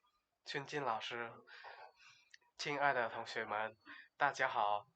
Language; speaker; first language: Chinese; non-native, learner; Lao